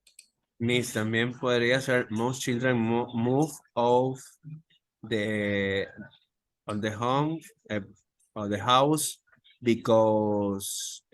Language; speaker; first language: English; non-native, learner; Spanish